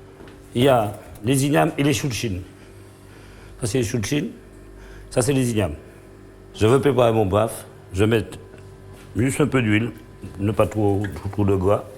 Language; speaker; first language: French; non-native, local second language; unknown